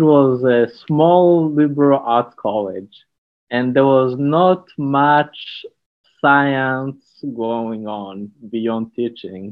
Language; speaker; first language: English; non-native, local second language; Kinyarwanda